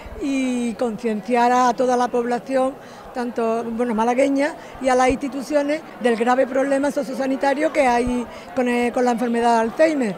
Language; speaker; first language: Spanish; native; Spanish